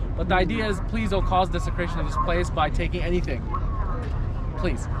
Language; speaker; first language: English; native; English